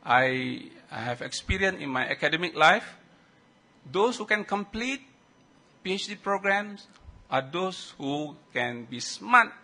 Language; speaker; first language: English; non-native, local second language; Malay